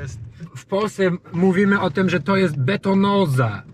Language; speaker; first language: Polish; non-native, learner; English